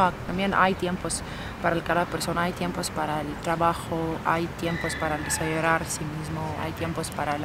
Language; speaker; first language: Spanish; non-native, learner; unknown